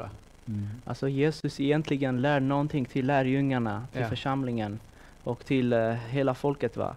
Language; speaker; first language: Swedish; non-native, fluent; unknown